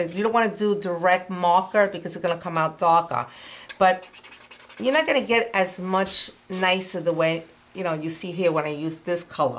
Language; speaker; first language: English; non-native, fluent; Spanish